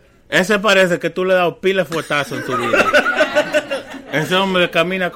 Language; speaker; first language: Spanish; early bilingual, heritage; Spanish